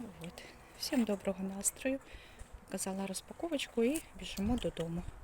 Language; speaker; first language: Ukrainian; native; Ukrainian